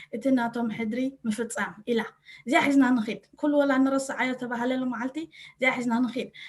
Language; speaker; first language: Tigrinya; early bilingual, heritage; Tigrinya